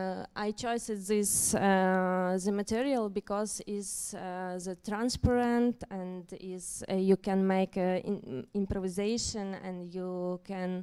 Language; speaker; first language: English; non-native, learner; Ukrainian